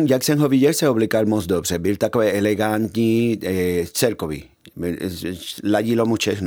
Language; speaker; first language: Czech; non-native, fluent; Spanish